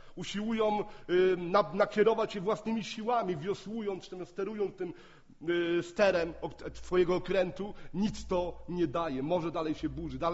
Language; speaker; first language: Polish; native; Polish